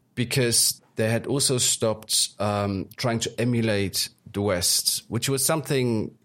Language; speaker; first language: English; early bilingual, other home language; German